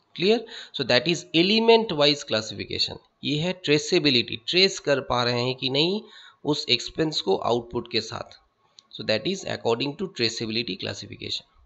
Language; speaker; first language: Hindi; non-native, local second language; Bangla